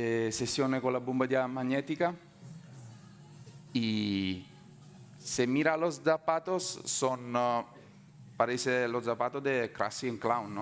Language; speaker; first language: Spanish; non-native, fluent; Italian